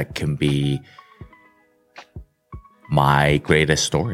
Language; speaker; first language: English; non-native, local second language; Cantonese